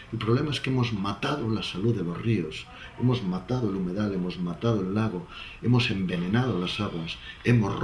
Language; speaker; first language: Spanish; native; Spanish